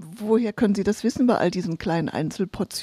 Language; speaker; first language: German; native; German